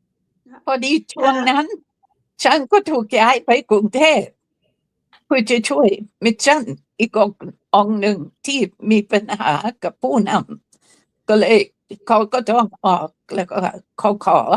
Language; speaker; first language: Thai; non-native, fluent; English